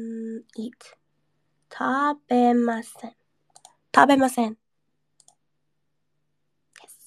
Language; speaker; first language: Japanese; non-native, learner; English